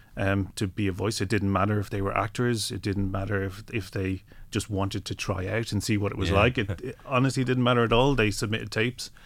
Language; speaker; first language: English; native; English